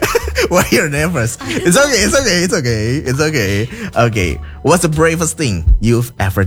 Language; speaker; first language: English; non-native, fluent; Indonesian